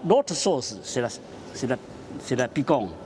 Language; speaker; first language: French; non-native, learner; Chinese